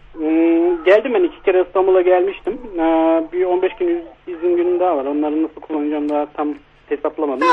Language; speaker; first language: Turkish; early bilingual, heritage; Turkish